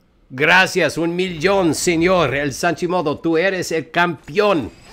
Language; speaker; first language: Spanish; non-native, learner; English